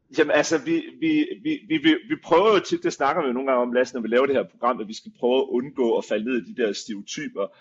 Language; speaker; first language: Danish; native; Danish